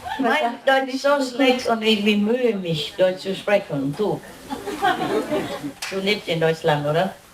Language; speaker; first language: German; non-native, learner; Vietnamese